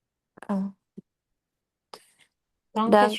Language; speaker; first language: German; non-native, learner; Indonesian